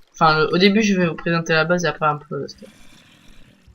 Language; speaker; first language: French; native; French